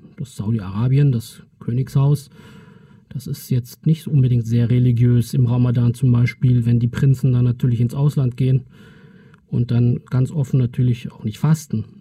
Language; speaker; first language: German; early bilingual, other home language; Turkish